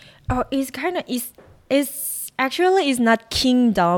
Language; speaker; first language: English; non-native, learner; Korean